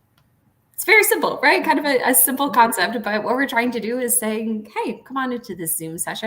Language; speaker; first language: English; native; English